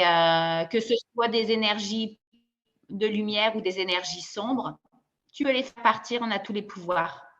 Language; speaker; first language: French; native; French